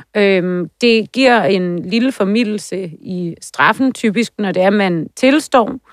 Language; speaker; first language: Danish; native; Danish